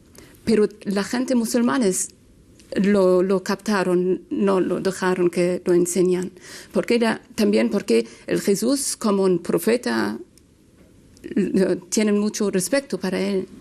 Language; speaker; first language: Spanish; non-native, learner; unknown